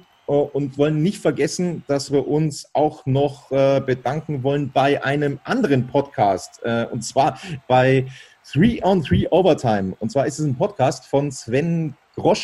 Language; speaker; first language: German; native; German